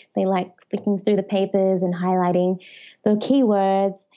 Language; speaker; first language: English; native; English